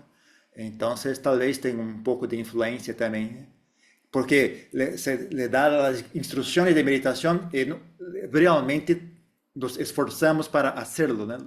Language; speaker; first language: Spanish; non-native, fluent; Portuguese